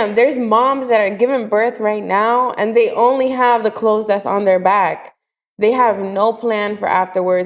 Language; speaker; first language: English; native; English